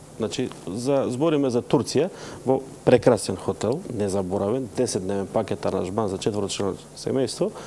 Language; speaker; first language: Macedonian; native; Macedonian